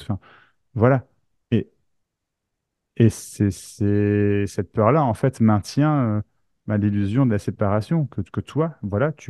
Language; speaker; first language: French; native; French